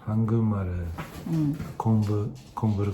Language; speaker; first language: Korean; non-native, learner; Japanese